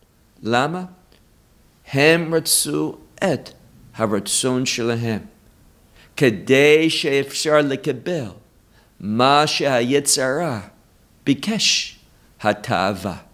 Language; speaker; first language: Hebrew; non-native, fluent; English